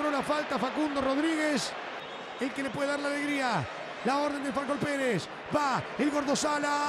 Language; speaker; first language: Spanish; native; Spanish